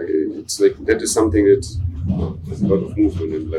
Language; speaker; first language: English; non-native, fluent; German